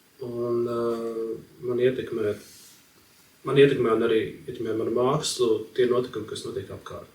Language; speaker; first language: Latvian; native; Latvian